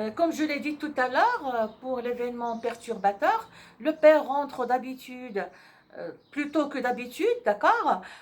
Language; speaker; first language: French; non-native, local second language; Arabic